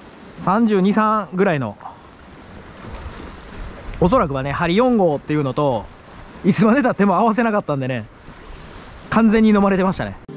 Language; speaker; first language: Japanese; native; Japanese